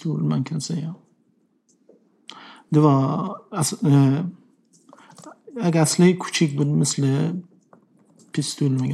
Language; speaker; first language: Swedish; non-native, learner; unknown